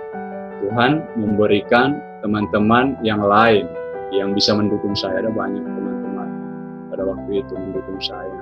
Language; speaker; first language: Indonesian; native; Indonesian